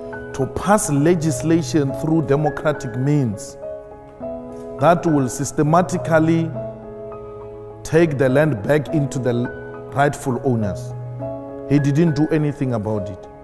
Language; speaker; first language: English; non-native, local second language; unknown